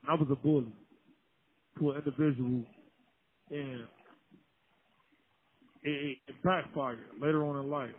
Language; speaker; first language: English; native; English